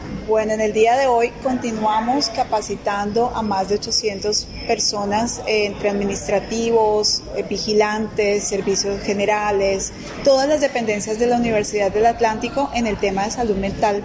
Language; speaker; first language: Spanish; native; Spanish